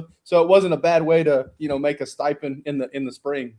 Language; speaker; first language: English; native; English